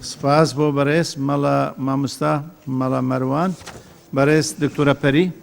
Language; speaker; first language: Central Kurdish; non-native, local second language; Kurdish